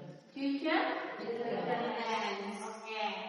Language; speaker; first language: English; non-native, learner; Indonesian